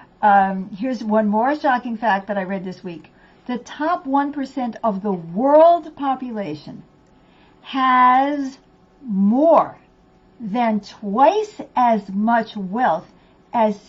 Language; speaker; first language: English; native; English